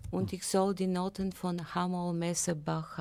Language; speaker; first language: German; non-native, learner; Bulgarian